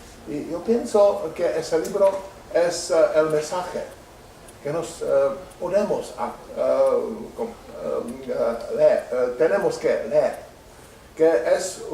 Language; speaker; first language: Spanish; non-native, learner; Czech